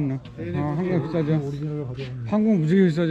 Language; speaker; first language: Korean; native; Korean